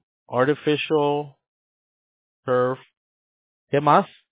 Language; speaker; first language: Spanish; early bilingual, heritage; Spanish